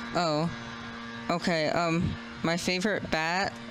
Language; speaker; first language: English; native; English